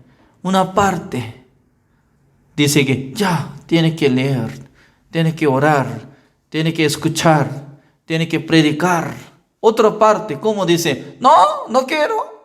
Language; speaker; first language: Spanish; non-native, learner; Korean